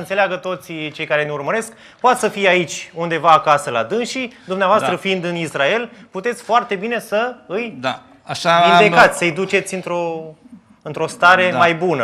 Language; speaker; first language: Romanian; native; Romanian